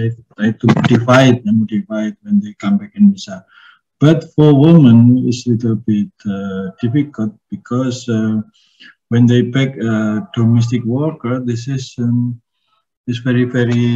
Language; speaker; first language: English; non-native, learner; Indonesian